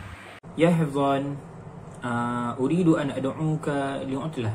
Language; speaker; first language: Arabic; non-native, learner; Malay